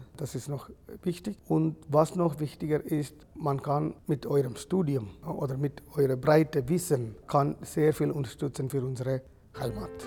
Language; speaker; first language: German; non-native, fluent; Sinhala